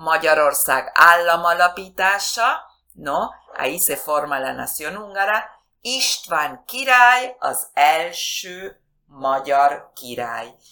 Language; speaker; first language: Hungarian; non-native, learner; Spanish